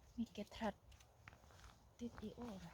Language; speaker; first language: Swedish; non-native, learner; Thai